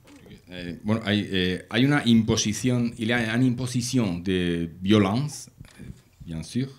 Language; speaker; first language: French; non-native, learner; Spanish